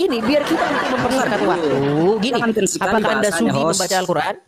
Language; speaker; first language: Indonesian; native; Indonesian